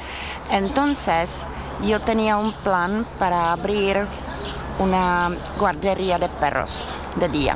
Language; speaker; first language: Spanish; non-native, learner; Czech